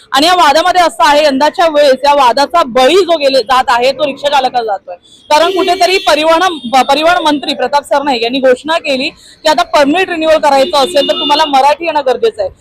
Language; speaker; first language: Marathi; native; Marathi